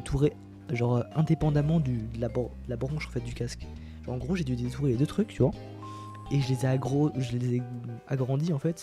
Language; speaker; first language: French; native; French